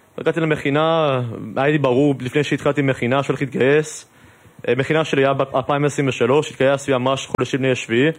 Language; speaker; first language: Hebrew; early bilingual, heritage; English